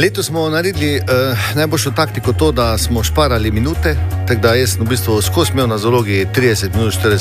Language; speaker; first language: Slovenian; native; Slovenian